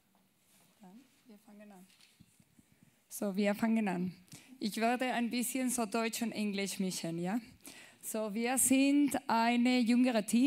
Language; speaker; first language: German; non-native, learner; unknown